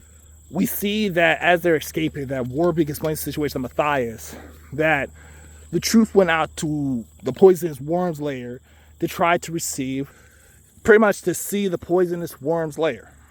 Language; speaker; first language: English; native; English